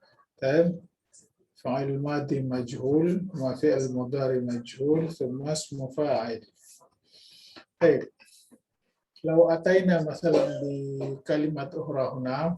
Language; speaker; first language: Arabic; non-native, fluent; Indonesian